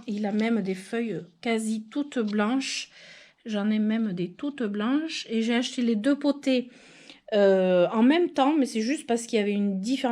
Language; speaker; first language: French; native; French